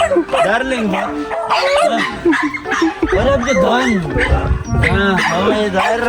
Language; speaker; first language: English; non-native, local second language; Filipino